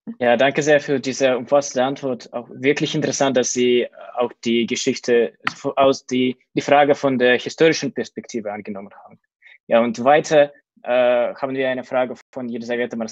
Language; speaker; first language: German; non-native, fluent; Russian